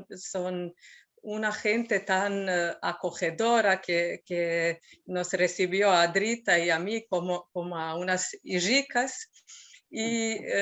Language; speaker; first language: Spanish; non-native, fluent; Serbian